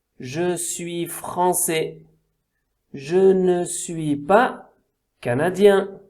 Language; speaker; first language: French; native; French